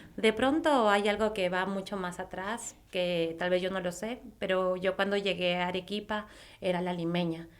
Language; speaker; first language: Spanish; native; Spanish